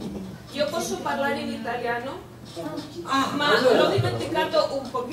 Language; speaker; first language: Italian; non-native, learner; Spanish